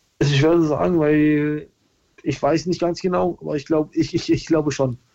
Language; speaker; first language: German; early bilingual, other home language; English